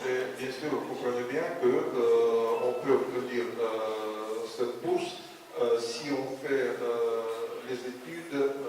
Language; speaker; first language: French; non-native, fluent; Russian